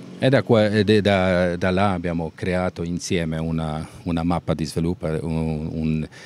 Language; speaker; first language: Italian; non-native, learner; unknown